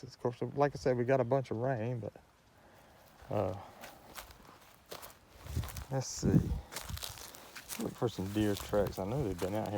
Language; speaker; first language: English; native; English